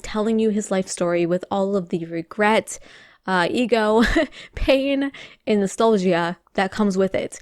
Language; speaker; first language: English; native; English